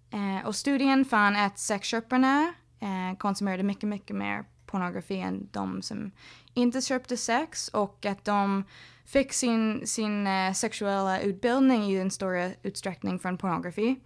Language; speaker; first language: Swedish; non-native, fluent; English